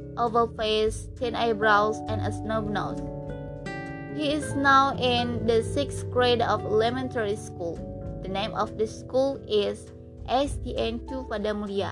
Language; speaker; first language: English; non-native, learner; Indonesian